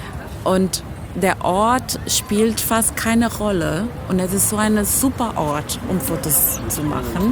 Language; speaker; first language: German; non-native, fluent; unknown